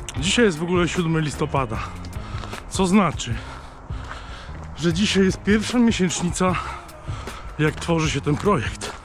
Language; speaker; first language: Polish; native; Polish